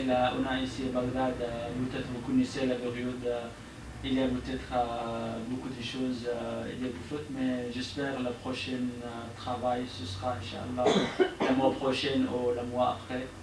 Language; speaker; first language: French; non-native, learner; Arabic